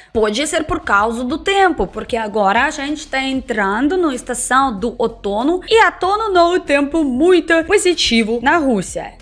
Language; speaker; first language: Portuguese; non-native, fluent; Russian